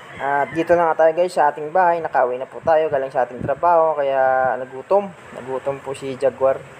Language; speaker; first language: Filipino; non-native, local second language; Cebuano